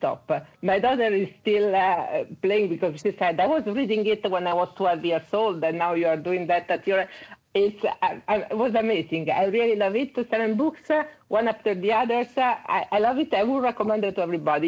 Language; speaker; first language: English; non-native, fluent; Italian